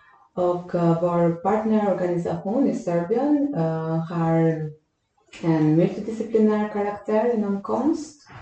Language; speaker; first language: Swedish; non-native, fluent; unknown